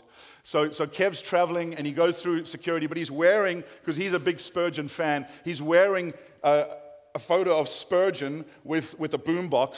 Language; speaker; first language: English; native; English